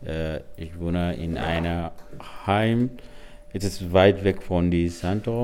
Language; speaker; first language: German; non-native, learner; Arabic